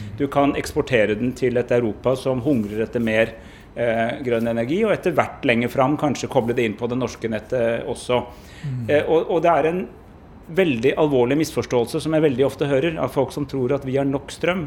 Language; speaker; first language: Norwegian; native; Norwegian